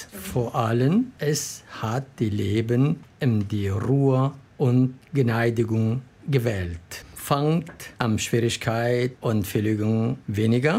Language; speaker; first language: German; non-native, learner; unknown